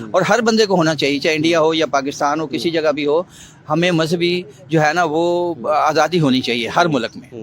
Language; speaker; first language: Urdu; non-native, local second language; Punjabi